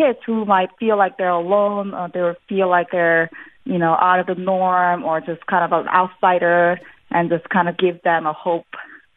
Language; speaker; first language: English; non-native, fluent; Korean